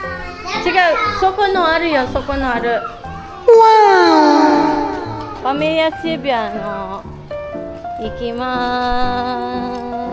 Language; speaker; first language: Japanese; non-native, learner; Filipino